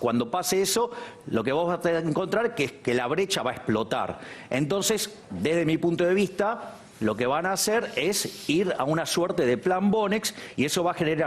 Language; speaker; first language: Spanish; native; Spanish